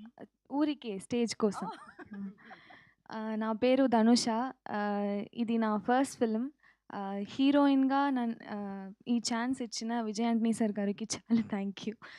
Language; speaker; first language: Telugu; early bilingual, heritage; Telugu